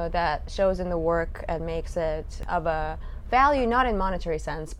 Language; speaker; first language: English; non-native, fluent; Russian